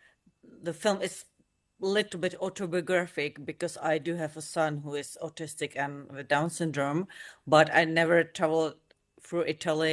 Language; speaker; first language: English; non-native, fluent; Czech